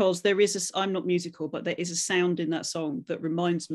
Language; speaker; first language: English; native; English